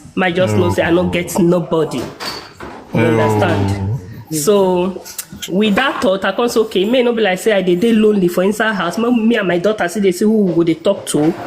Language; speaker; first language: Nigerian Pidgin; non-native, local second language; Igbo